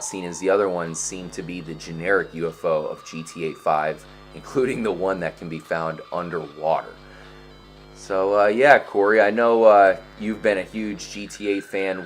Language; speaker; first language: English; native; English